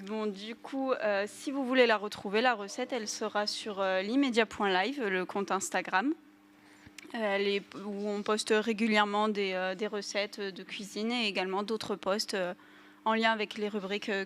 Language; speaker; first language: French; native; French